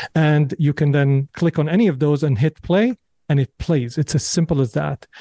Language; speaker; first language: English; non-native, fluent; Arabic